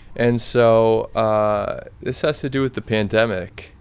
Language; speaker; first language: English; native; English